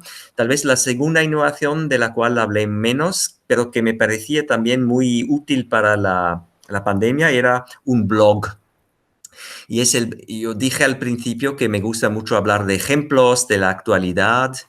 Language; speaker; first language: Spanish; non-native, fluent; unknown